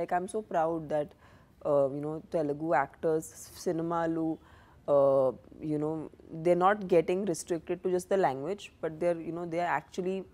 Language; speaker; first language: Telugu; non-native, fluent; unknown